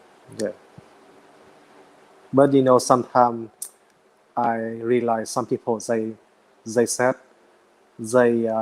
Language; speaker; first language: English; non-native, learner; Vietnamese